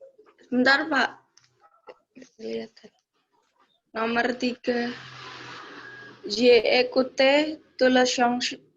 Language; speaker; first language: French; non-native, learner; Indonesian